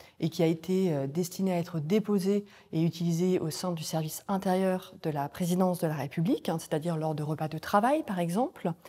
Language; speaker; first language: French; native; French